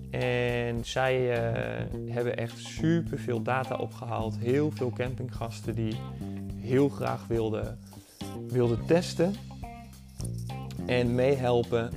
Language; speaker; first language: Dutch; native; Dutch